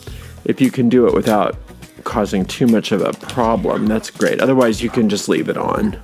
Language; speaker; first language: English; native; English